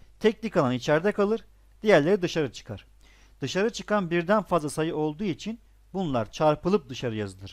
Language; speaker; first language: Turkish; native; Turkish